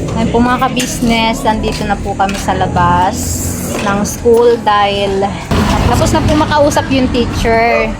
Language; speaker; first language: Filipino; native; Filipino